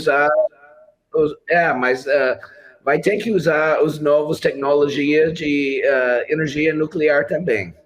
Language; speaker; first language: Portuguese; non-native, fluent; English